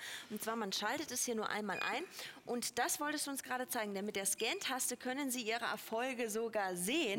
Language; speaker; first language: German; native; German